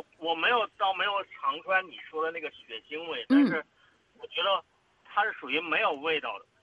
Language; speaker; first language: Chinese; native; Chinese